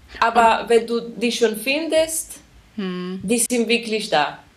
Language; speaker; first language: German; non-native, fluent; Spanish